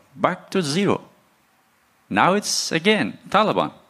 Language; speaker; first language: English; non-native, learner; Persian